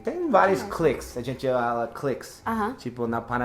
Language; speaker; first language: Portuguese; non-native, fluent; English